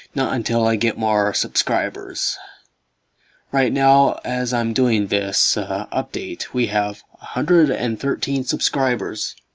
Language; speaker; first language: English; native; English